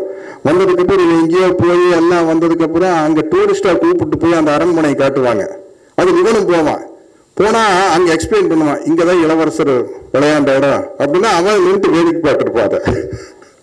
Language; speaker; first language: Tamil; native; Tamil